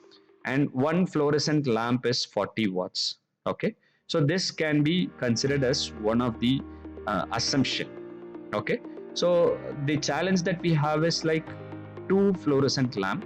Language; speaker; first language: English; non-native, local second language; Tamil